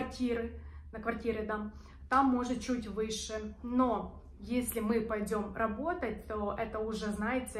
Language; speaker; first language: Russian; native; Russian